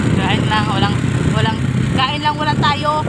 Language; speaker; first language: Filipino; non-native, local second language; Cebuano